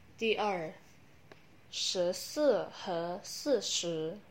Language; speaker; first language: Chinese; non-native, learner; Indonesian